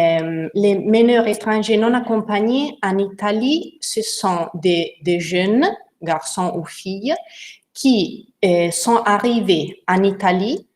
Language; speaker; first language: French; non-native, learner; Italian